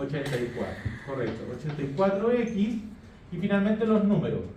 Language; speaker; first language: Spanish; native; Spanish